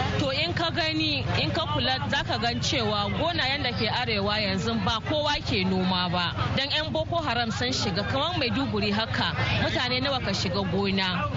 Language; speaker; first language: Hausa; non-native, local second language; Igbo